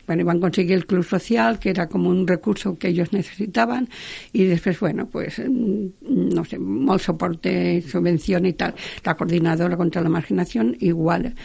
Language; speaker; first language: Spanish; native; Spanish